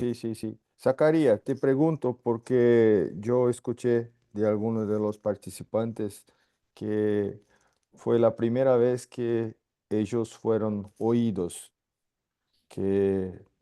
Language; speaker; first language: Spanish; non-native, fluent; Portuguese